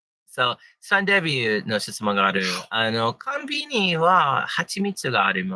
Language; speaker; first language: Japanese; non-native, learner; English